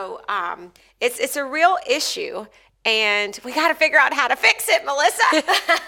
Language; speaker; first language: English; native; English